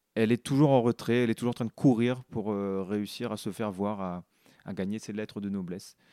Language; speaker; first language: French; non-native, local second language; Réunion Creole French